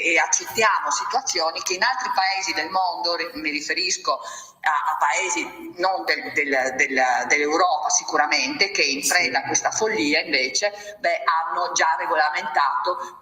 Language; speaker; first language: Italian; native; Italian